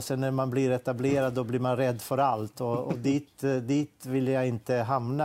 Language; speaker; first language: Swedish; non-native, fluent; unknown